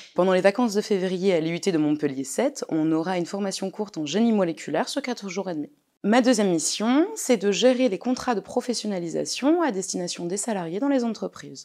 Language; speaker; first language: French; native; French